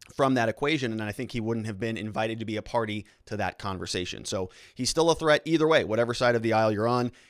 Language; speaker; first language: English; native; English